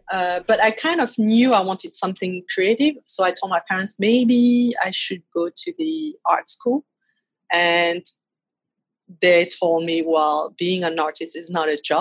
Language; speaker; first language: English; non-native, fluent; French